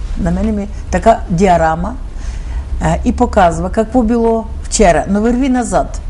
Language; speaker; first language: Bulgarian; early bilingual, heritage; Bulgarian